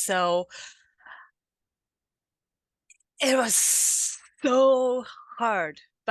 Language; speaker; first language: English; non-native, learner; Japanese